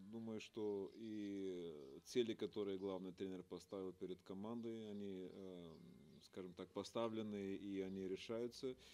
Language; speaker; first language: Russian; non-native, fluent; Bulgarian